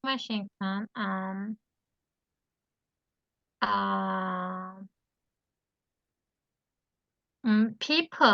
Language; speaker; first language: English; non-native, learner; Turkish